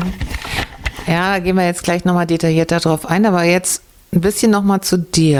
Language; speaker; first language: German; native; German